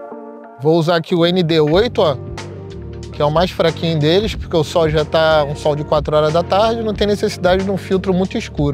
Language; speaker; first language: Portuguese; native; Portuguese